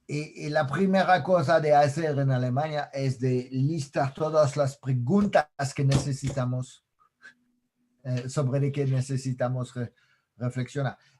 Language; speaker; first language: Spanish; non-native, fluent; French